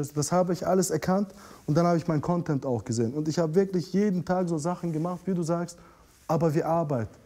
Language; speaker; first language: German; non-native, fluent; Russian